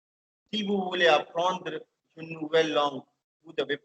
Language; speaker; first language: French; non-native, fluent; Hindi